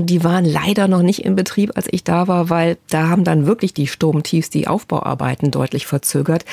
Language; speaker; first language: German; native; German